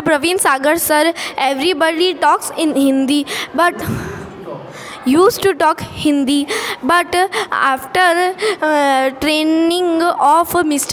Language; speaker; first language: English; non-native, learner; Hindi